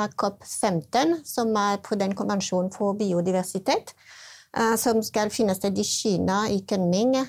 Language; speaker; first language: Norwegian; non-native, fluent; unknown